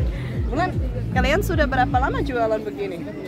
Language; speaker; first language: Indonesian; non-native, fluent; Czech